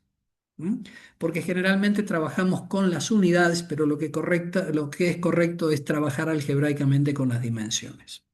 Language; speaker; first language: Spanish; native; Spanish